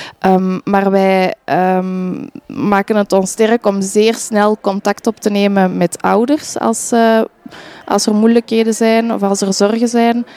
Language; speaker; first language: Dutch; native; Dutch